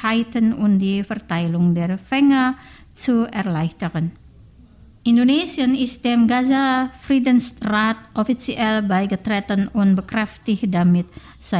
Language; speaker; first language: German; non-native, fluent; Indonesian